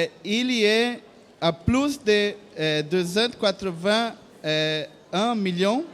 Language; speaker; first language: French; non-native, learner; Portuguese